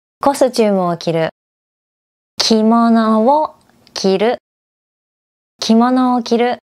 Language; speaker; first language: Japanese; native; Japanese